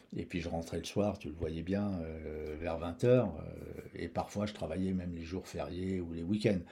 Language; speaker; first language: French; native; French